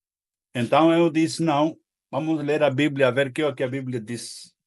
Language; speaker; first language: Portuguese; non-native, fluent; Spanish